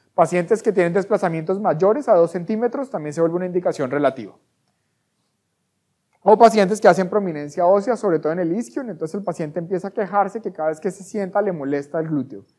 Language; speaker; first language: Spanish; native; Spanish